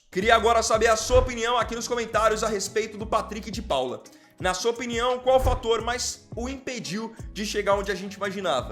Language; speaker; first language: Portuguese; native; Portuguese